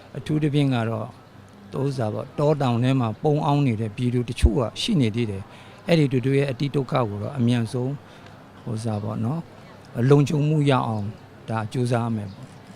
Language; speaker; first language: Burmese; non-native, local second language; Shan